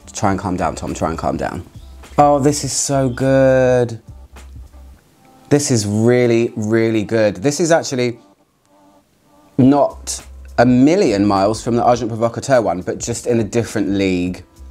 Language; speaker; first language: English; native; English